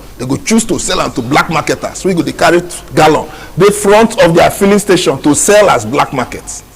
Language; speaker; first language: Nigerian Pidgin; non-native, local second language; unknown